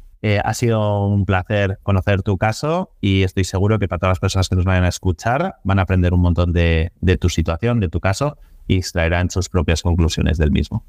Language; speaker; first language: Spanish; native; Spanish